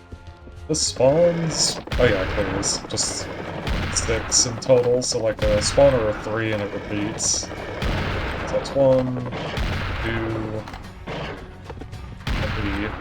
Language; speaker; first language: English; native; English